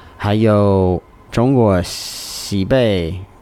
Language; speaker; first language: Chinese; non-native, learner; English